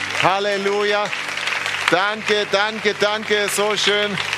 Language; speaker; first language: German; native; German